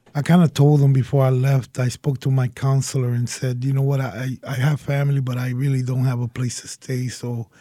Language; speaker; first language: English; early bilingual, other home language; Spanish